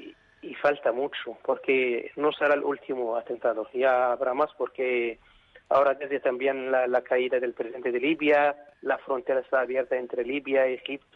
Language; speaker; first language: Spanish; non-native, fluent; Arabic